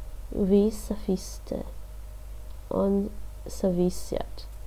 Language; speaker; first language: Russian; non-native, learner; English